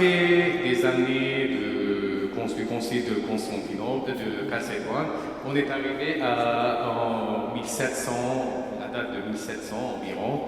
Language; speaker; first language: French; non-native, fluent; Armenian